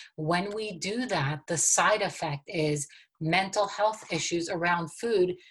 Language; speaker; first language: English; native; English